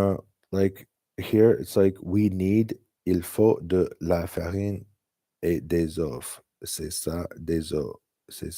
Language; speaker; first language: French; non-native, learner; English